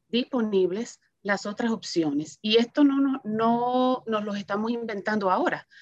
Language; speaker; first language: Spanish; native; Spanish